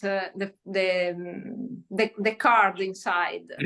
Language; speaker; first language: English; non-native, learner; Italian